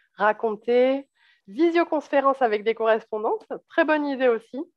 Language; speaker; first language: French; native; French